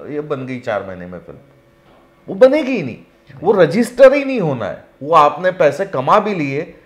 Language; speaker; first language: Hindi; native; Hindi